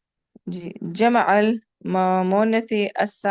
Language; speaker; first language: Arabic; non-native, learner; Urdu